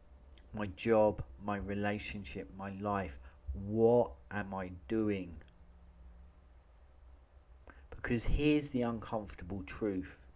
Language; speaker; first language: English; native; English